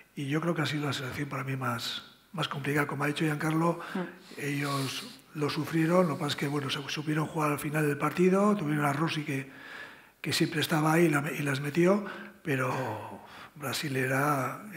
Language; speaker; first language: Spanish; native; Spanish